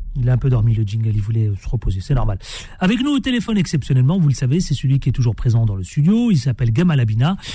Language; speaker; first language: French; native; French